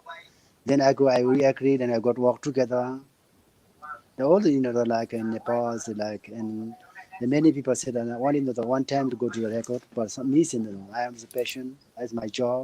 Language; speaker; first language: English; non-native, learner; Nepali